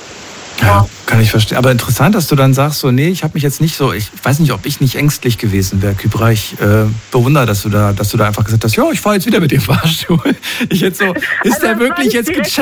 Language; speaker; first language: German; native; German